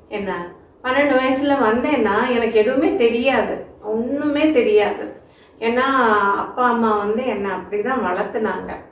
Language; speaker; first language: Tamil; non-native, local second language; Malayalam